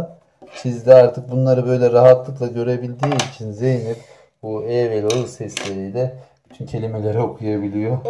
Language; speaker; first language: Turkish; native; Turkish